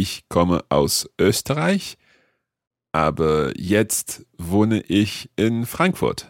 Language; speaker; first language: German; non-native, learner; English